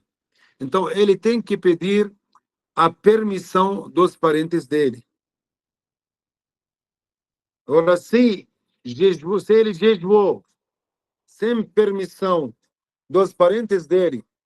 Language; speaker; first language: Portuguese; non-native, fluent; Arabic